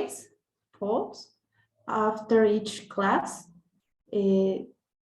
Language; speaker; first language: English; non-native, learner; Spanish